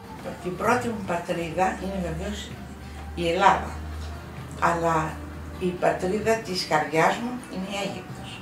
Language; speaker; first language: Greek; early bilingual, heritage; Greek